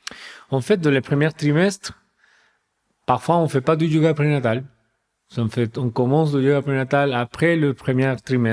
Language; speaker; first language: French; non-native, fluent; Spanish